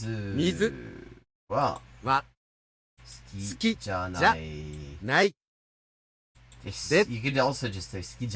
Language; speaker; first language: Japanese; non-native, fluent; English